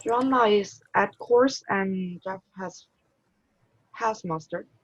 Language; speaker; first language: English; non-native, learner; Korean